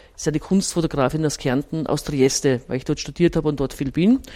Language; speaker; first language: German; native; German